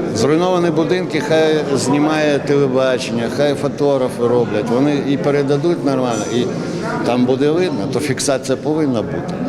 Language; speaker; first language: Ukrainian; native; Ukrainian